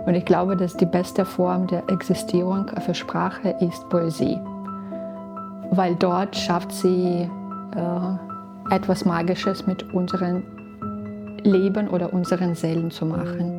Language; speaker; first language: German; non-native, fluent; Belarusian